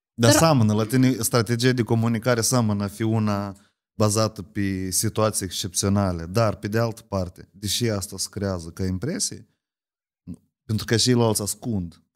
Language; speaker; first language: Romanian; native; Romanian